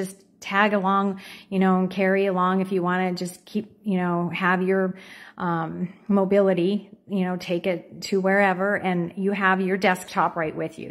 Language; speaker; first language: English; native; English